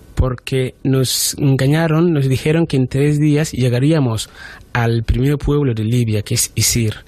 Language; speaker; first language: Spanish; non-native, fluent; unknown